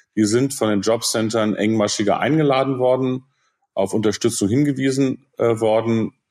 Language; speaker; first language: German; native; German